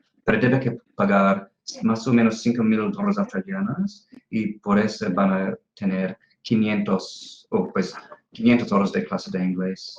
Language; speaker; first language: Spanish; non-native, fluent; English